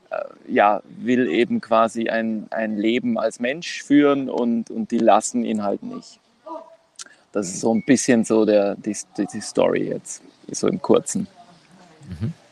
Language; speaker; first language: German; non-native, fluent; Greek